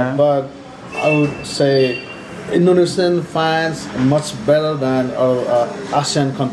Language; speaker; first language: English; non-native, learner; Nepali